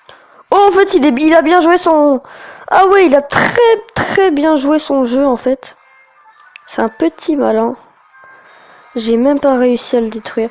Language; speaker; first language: French; native; French